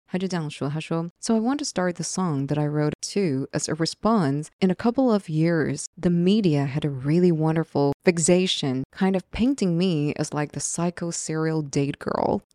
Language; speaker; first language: English; non-native, fluent; Chinese